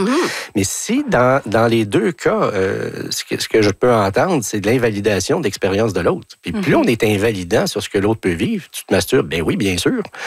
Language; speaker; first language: French; native; French